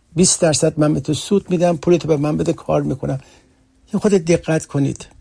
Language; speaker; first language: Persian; early bilingual, heritage; Persian